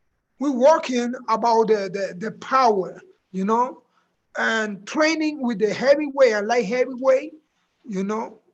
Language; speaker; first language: English; non-native, learner; Spanish